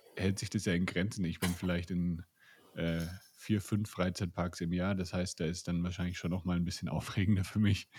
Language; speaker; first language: German; native; German